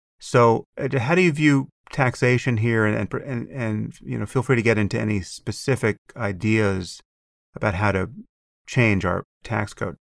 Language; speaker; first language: English; native; English